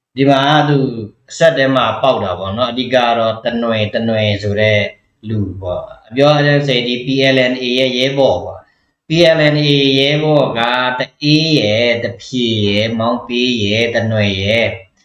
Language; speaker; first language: Burmese; non-native, local second language; Pa'o Karen